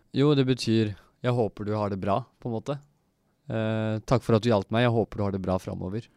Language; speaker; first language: Norwegian; early bilingual, other home language; Turkish